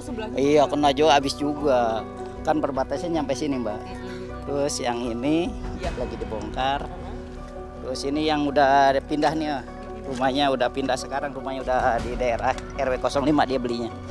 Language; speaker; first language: Indonesian; native; Indonesian